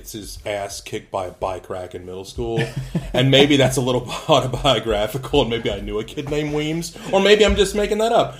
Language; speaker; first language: English; native; English